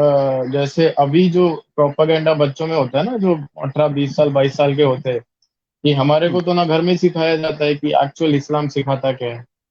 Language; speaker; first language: Hindi; native; Hindi